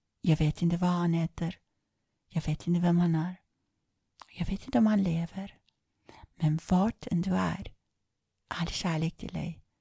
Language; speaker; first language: Swedish; non-native, fluent; Persian